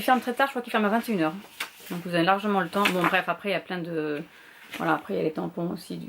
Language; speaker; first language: French; native; French